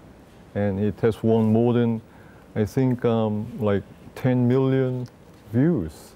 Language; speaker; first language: English; non-native, fluent; Korean